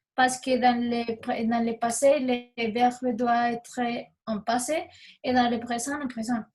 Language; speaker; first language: French; non-native, learner; Spanish